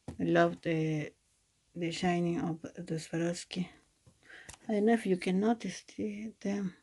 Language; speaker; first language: English; non-native, learner; Spanish